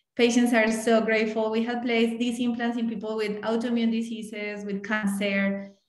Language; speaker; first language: English; non-native, fluent; Spanish